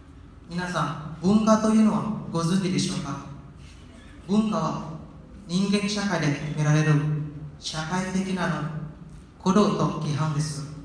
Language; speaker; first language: Japanese; non-native, learner; Indonesian